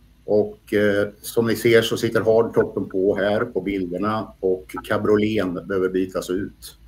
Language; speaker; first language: Swedish; native; Swedish